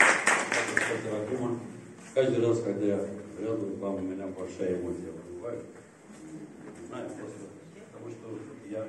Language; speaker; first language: Russian; non-native, learner; Romanian